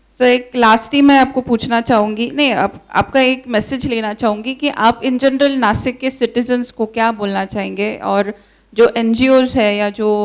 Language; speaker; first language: Hindi; non-native, local second language; Marathi